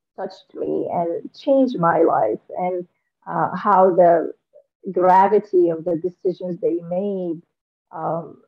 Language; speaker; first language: English; non-native, fluent; Arabic